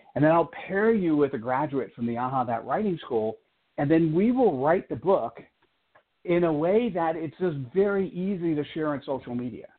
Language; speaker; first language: English; native; English